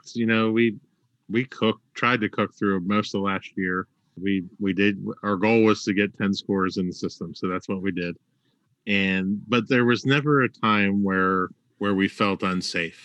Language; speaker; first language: English; native; English